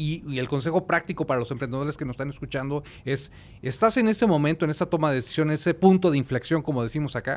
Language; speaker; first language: Spanish; native; Spanish